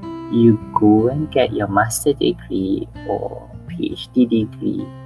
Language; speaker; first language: English; non-native, local second language; Malay